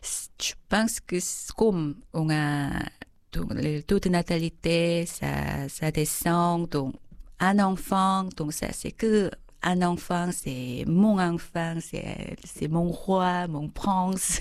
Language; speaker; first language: French; non-native, fluent; Korean